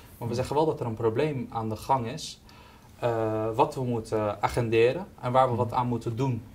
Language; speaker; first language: Dutch; early bilingual, other home language; Turkish